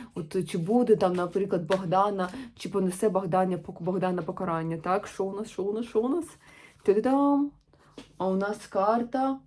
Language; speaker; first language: Ukrainian; non-native, local second language; Russian